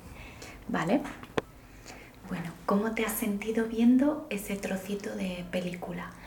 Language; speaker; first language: Spanish; native; Spanish